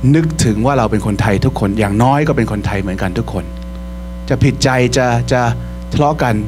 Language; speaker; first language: Thai; early bilingual, heritage; Thai